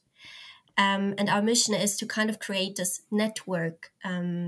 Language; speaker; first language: English; non-native, fluent; German